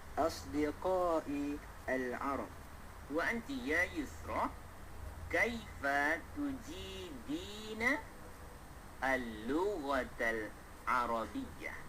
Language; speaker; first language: Arabic; non-native, fluent; Malay